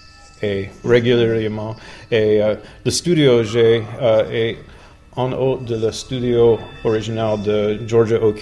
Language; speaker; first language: French; non-native, learner; English